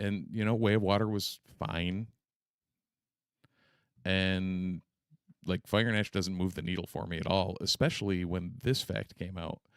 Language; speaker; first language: English; native; English